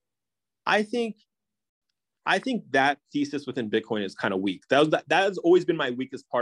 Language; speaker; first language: English; native; English